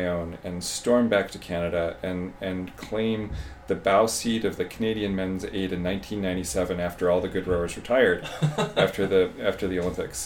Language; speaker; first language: English; native; English